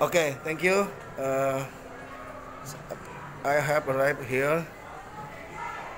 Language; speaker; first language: English; non-native, learner; Indonesian